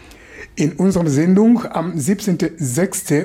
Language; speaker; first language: German; non-native, fluent; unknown